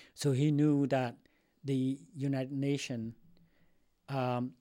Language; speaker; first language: English; non-native, fluent; Khmer